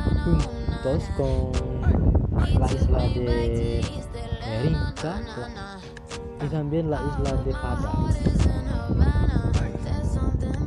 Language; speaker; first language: Spanish; non-native, learner; Indonesian